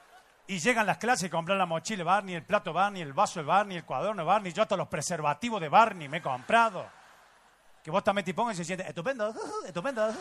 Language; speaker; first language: Spanish; native; Spanish